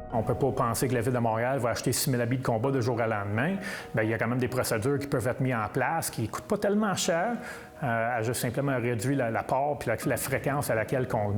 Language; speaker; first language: French; native; French